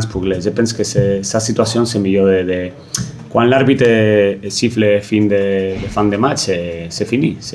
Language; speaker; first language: French; non-native, fluent; Spanish